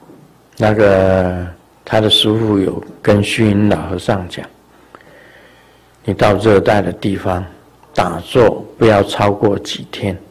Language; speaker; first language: Chinese; native; Chinese